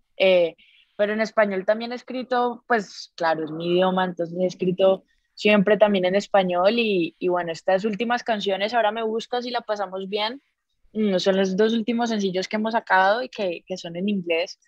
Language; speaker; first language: Spanish; native; Spanish